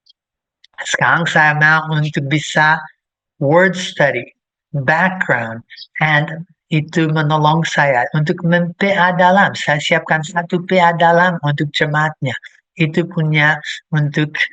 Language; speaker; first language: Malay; non-native, fluent; English